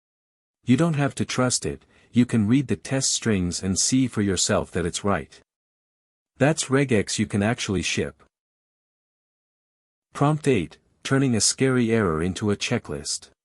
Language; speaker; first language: English; native; English